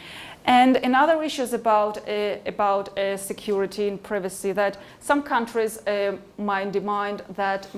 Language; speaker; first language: English; non-native, fluent; Hebrew